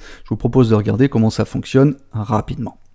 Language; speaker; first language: French; native; French